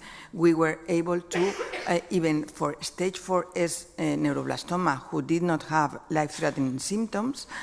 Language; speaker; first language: English; non-native, fluent; Spanish